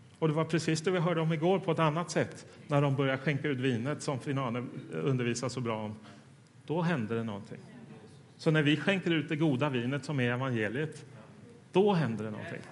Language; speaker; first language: Swedish; native; Swedish